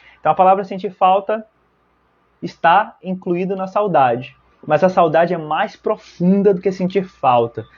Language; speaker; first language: Portuguese; native; Portuguese